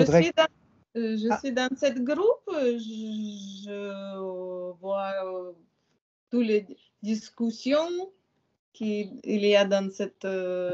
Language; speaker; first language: French; non-native, learner; Ukrainian